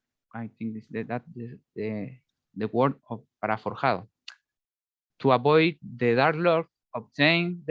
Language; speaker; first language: English; non-native, learner; Spanish